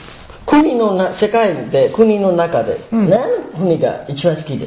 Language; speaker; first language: Japanese; non-native, learner; Burmese